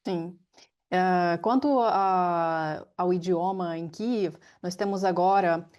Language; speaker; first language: Portuguese; non-native, fluent; Ukrainian